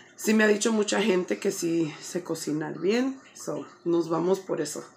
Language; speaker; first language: Spanish; early bilingual, heritage; Spanish